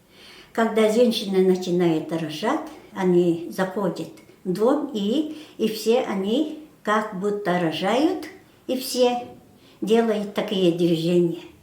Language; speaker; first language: Russian; non-native, local second language; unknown